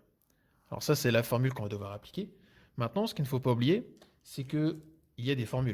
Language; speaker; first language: French; native; French